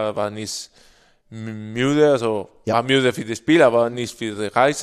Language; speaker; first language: German; non-native, fluent; Spanish